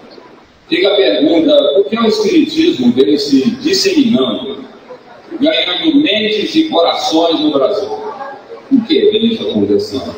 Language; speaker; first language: Portuguese; native; Portuguese